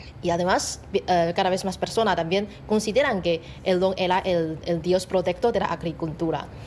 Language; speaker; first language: Spanish; non-native, fluent; Chinese